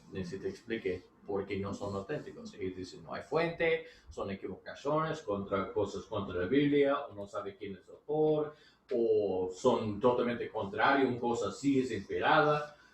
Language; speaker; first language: Spanish; non-native, learner; English